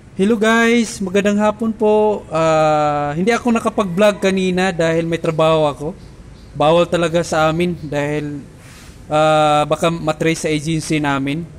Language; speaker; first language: Filipino; non-native, local second language; Cebuano